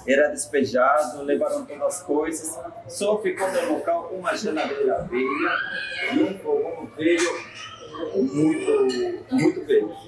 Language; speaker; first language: Portuguese; non-native, fluent; Spanish